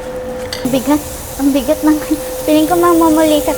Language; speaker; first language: Filipino; native; Filipino